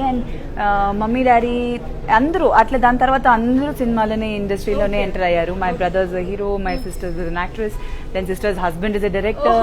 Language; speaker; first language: Telugu; non-native, local second language; Tamil